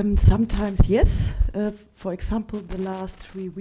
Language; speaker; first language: English; non-native, fluent; German